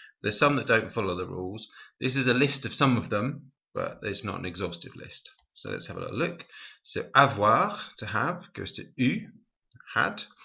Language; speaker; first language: English; native; English